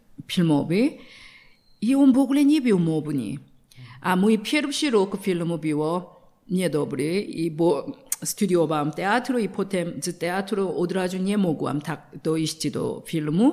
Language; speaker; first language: Polish; non-native, learner; Korean